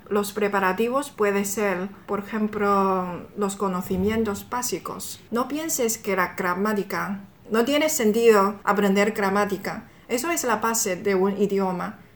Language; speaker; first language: Spanish; non-native, fluent; Chinese